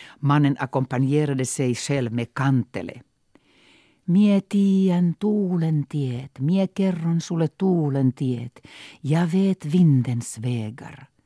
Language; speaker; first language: Swedish; non-native, local second language; Finnish